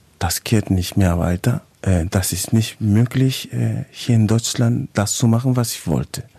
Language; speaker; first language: German; non-native, fluent; Spanish